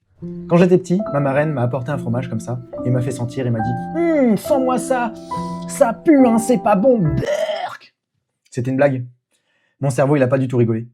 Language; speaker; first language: French; native; French